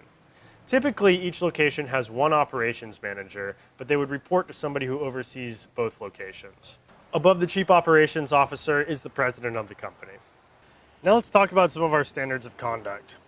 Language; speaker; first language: English; native; English